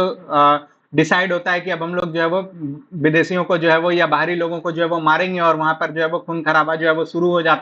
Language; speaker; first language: Hindi; native; Hindi